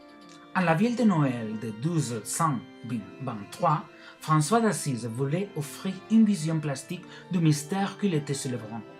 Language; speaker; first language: French; non-native, learner; Catalan